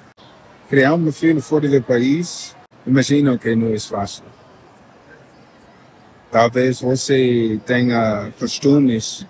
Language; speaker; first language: Portuguese; non-native, fluent; English